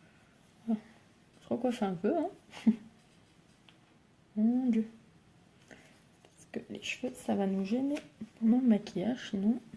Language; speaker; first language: French; native; French